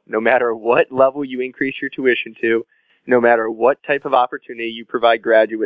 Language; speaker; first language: English; native; English